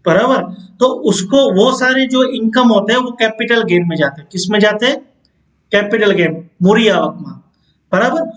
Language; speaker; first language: Hindi; non-native, local second language; Gujarati